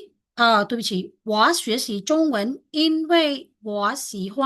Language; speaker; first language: Chinese; non-native, fluent; Khmer